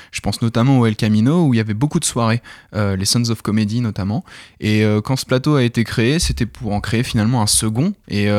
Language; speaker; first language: French; native; French